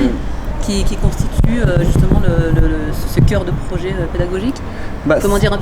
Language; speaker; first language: French; native; French